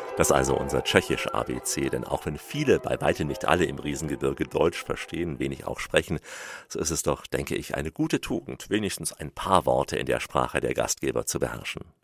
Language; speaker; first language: German; native; German